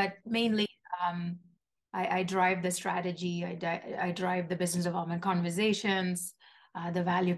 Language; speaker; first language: English; non-native, local second language; Malayalam